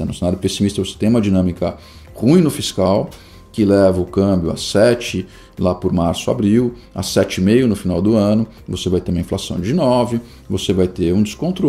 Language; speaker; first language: Portuguese; native; Portuguese